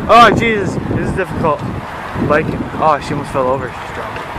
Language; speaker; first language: English; native; English